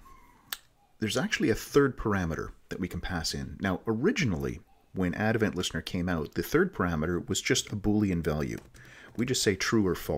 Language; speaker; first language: English; native; English